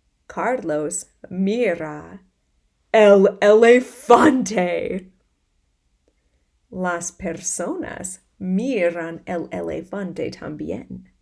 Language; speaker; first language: Spanish; non-native, fluent; English